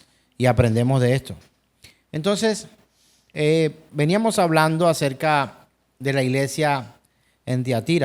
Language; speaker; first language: Spanish; native; Spanish